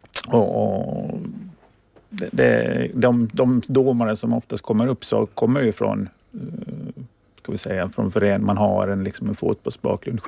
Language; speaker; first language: Swedish; native; Swedish